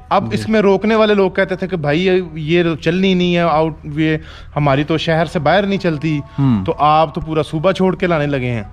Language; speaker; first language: Urdu; non-native, local second language; Punjabi